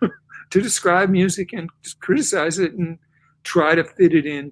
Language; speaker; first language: English; native; English